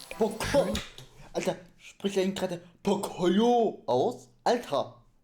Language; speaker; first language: German; early bilingual, other home language; Spanish